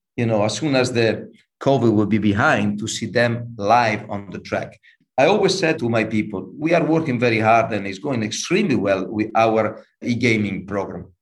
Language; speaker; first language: English; non-native, fluent; Italian